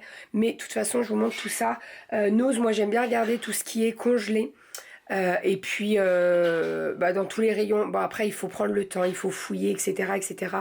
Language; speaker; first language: French; native; French